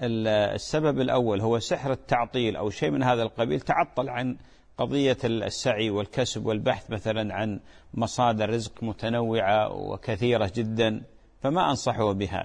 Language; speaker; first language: Arabic; native; Arabic